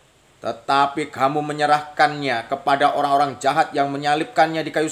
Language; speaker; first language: Indonesian; native; Indonesian